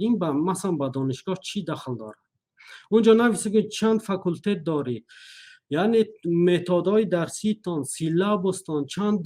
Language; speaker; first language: Persian; non-native, local second language; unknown